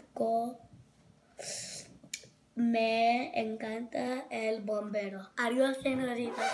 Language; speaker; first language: Spanish; non-native, learner; English